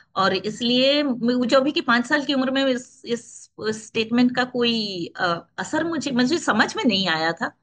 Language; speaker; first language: Hindi; non-native, local second language; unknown